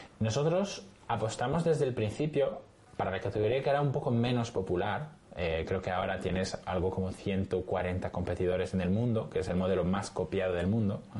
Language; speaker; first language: Spanish; non-native, fluent; French